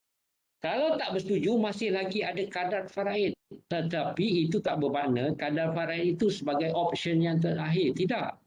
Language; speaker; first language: Malay; native; Malay